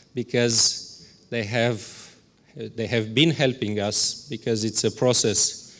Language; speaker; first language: English; non-native, fluent; Romanian